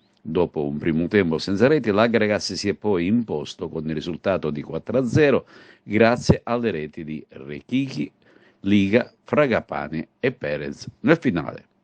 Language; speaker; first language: Italian; native; Italian